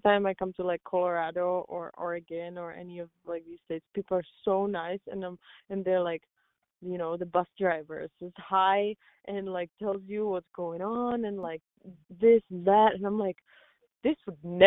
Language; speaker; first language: English; non-native, fluent; Czech